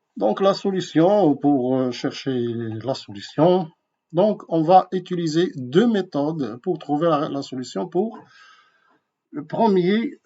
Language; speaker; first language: French; non-native, local second language; Arabic